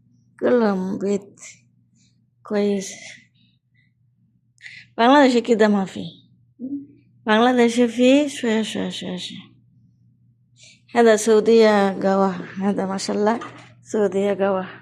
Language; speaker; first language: Arabic; non-native, learner; Bangla